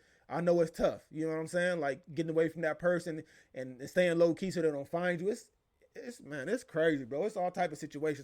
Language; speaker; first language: English; native; English